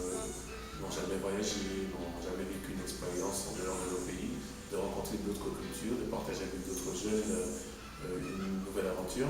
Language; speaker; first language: French; native; French